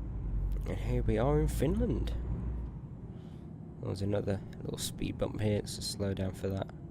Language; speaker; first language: English; native; English